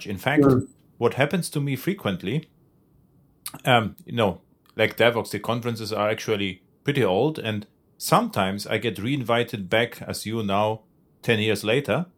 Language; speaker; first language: English; non-native, fluent; German